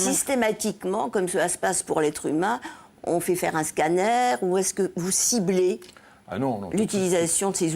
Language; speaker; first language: French; native; French